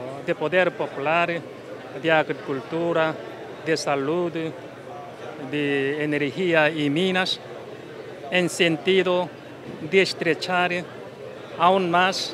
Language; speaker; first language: Spanish; non-native, fluent; Korean